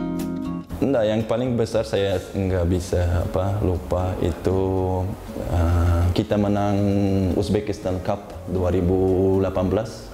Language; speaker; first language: Indonesian; non-native, learner; Uzbek